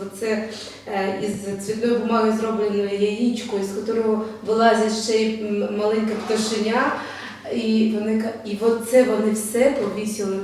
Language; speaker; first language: Ukrainian; non-native, local second language; Russian